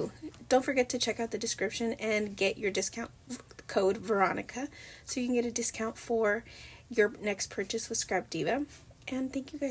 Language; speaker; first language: English; native; English